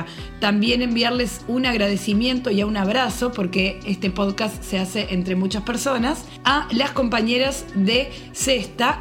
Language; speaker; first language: Spanish; native; Spanish